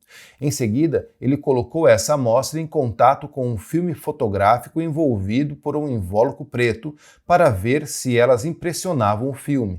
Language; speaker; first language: Portuguese; native; Portuguese